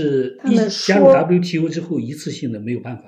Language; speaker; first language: Chinese; native; Chinese